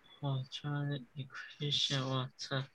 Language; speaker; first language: Chinese; early bilingual, heritage; Chinese